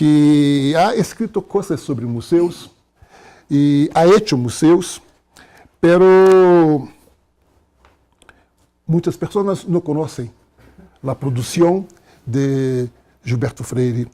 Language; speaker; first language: Spanish; non-native, fluent; Portuguese